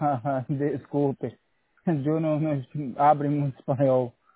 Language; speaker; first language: Spanish; non-native, learner; Portuguese